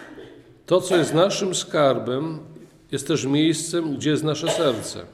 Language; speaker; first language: Polish; native; Polish